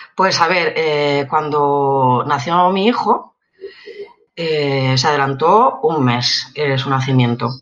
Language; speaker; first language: Spanish; native; Spanish